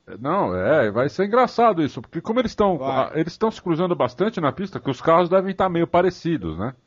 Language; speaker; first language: Portuguese; native; Portuguese